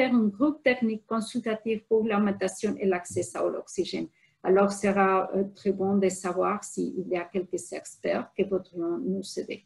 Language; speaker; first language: French; non-native, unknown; Spanish